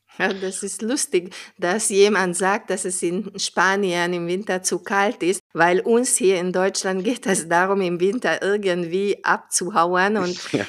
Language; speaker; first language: German; non-native, fluent; Hungarian